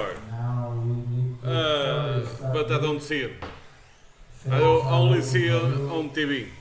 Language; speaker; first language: English; non-native, learner; Portuguese